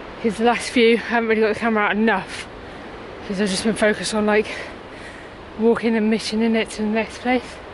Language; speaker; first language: English; native; English